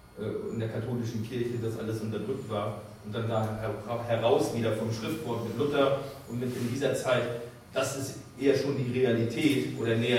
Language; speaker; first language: German; native; German